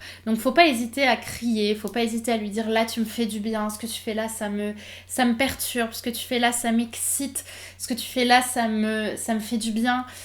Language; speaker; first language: French; native; French